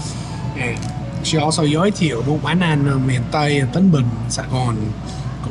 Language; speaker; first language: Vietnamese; early bilingual, heritage; Vietnamese